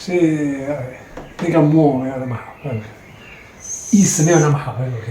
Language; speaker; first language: Chinese; non-native, fluent; Italian